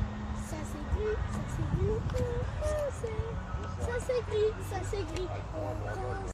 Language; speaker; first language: French; early bilingual, other home language; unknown